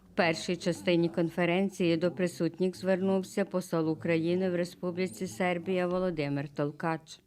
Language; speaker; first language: Ukrainian; early bilingual, heritage; Ukrainian